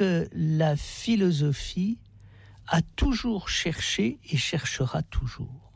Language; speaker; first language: French; native; French